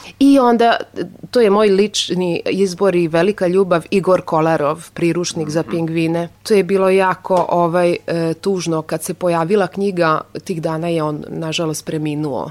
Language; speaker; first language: Serbian; non-native, local second language; Hungarian